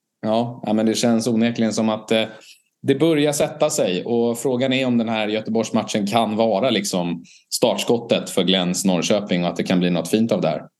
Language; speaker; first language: Swedish; native; Swedish